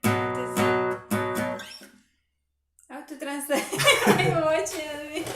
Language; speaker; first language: English; non-native, learner; Russian